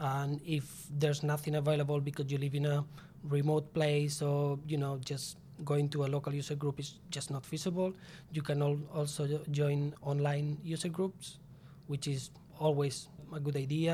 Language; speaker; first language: English; non-native, fluent; Spanish